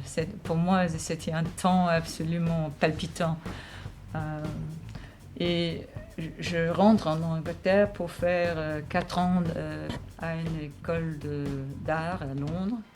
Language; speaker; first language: French; non-native, fluent; English